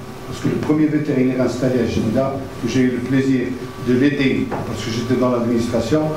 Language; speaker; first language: French; non-native, local second language; Arabic